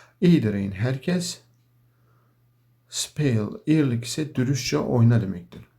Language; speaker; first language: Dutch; non-native, learner; Turkish